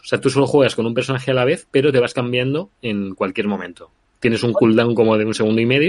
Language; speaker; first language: Spanish; native; Spanish